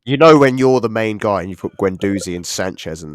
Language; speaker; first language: English; native; English